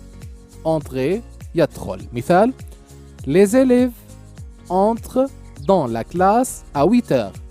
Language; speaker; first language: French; non-native, local second language; Arabic